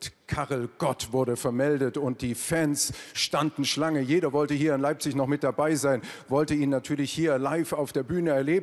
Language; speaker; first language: German; native; German